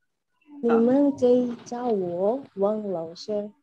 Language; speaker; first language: Chinese; non-native, learner; Indonesian